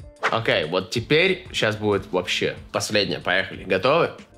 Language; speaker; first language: Russian; native; Russian